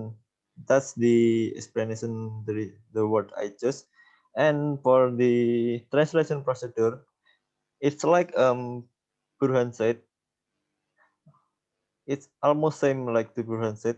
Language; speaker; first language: English; non-native, learner; Indonesian